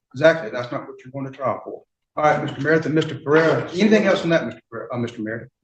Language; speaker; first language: English; native; English